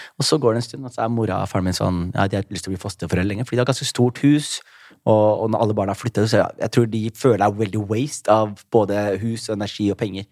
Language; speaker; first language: Norwegian; early bilingual, other home language; Somali